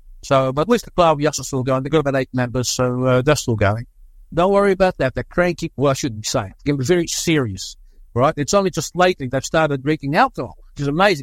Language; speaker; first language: English; early bilingual, other home language; Dutch